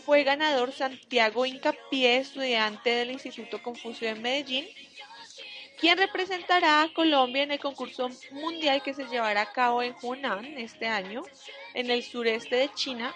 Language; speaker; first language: Spanish; native; Spanish